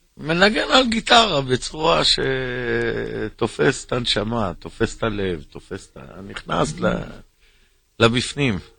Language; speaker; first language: Hebrew; native; Hebrew